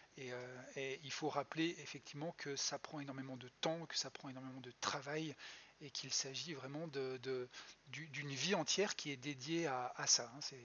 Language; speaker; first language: French; native; French